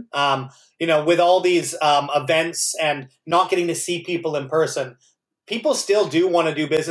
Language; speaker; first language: English; native; English